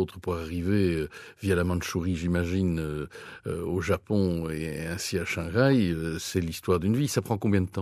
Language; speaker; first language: French; native; French